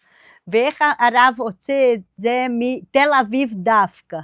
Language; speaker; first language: Hebrew; non-native, fluent; Portuguese